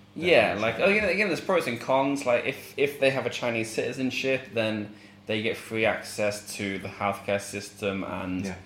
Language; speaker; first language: English; non-native, fluent; Arabic